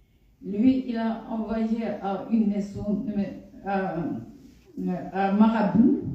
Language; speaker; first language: French; non-native, fluent; Kurdish